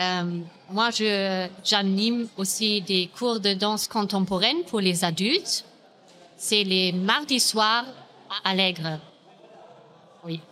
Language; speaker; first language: French; non-native, fluent; German